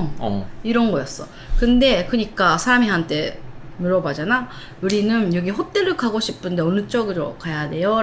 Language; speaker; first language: Korean; non-native, learner; Japanese